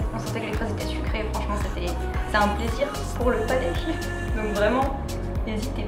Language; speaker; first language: French; native; French